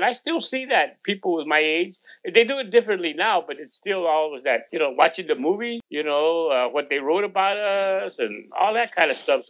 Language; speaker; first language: English; non-native, local second language; Spanish